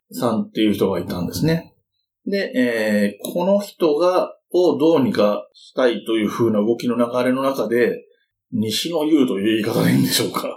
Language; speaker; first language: Japanese; native; Japanese